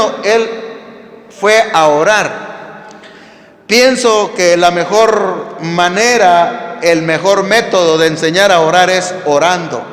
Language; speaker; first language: Spanish; native; Spanish